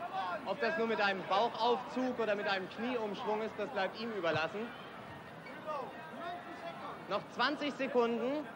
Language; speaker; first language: German; native; German